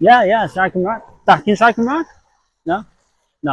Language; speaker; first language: Welsh; non-native, learner; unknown